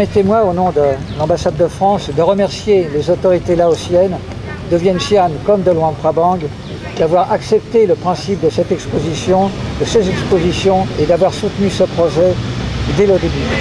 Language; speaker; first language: French; native; French